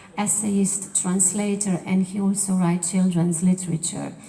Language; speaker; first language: English; non-native, fluent; Slovenian